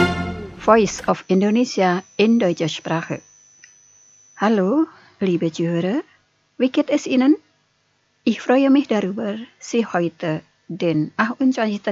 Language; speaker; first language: German; non-native, fluent; Indonesian